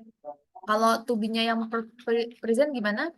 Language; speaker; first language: Indonesian; native; Indonesian